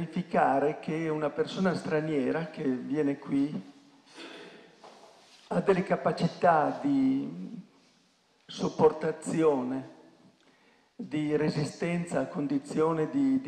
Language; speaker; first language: Italian; native; Italian